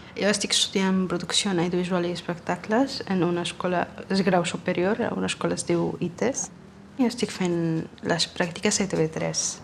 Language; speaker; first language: Catalan; non-native, fluent; Arabic